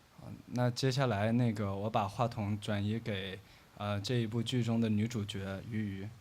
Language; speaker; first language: Chinese; native; Chinese